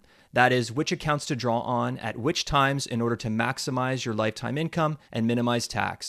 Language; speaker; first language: English; native; English